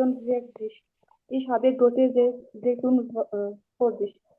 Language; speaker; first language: German; non-native, learner; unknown